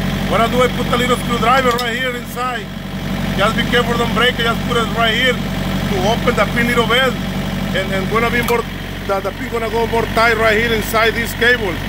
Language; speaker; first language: English; non-native, learner; Spanish